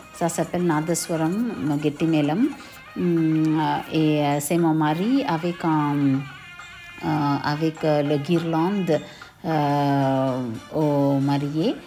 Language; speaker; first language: French; non-native, local second language; Tamil